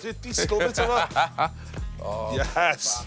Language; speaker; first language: Welsh; native; Welsh